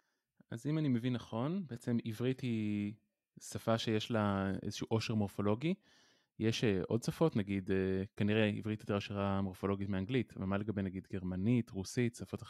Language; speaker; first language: Hebrew; native; Hebrew